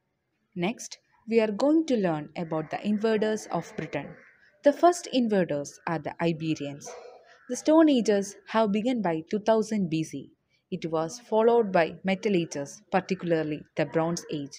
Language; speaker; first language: English; non-native, local second language; Malayalam